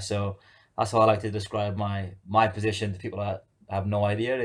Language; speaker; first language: English; native; English